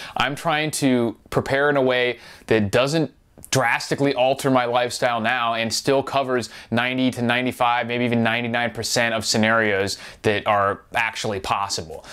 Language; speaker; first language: English; native; English